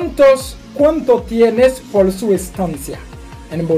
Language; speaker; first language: Spanish; non-native, learner; Haitian Creole